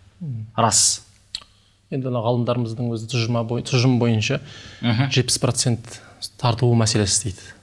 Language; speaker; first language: Kazakh; native; Kazakh